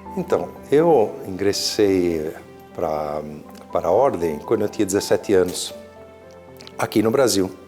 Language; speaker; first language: Portuguese; early bilingual, other home language; Italian